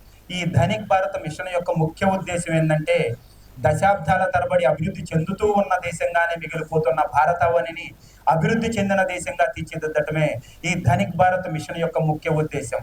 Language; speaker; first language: Telugu; native; Telugu